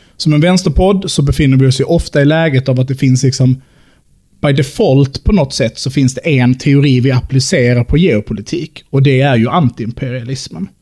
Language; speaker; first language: Swedish; native; Swedish